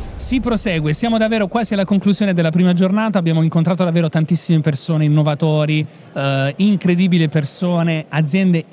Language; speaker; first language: Italian; native; Italian